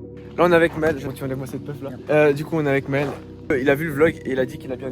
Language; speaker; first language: French; native; French